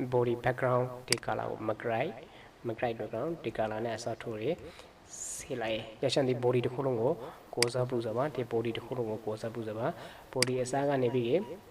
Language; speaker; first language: Burmese; native; Burmese